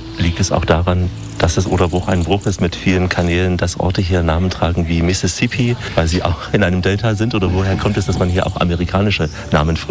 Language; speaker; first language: German; native; German